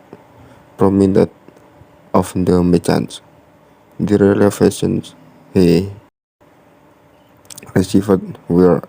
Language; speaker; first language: English; non-native, learner; Indonesian